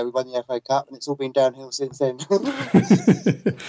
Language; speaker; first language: English; native; English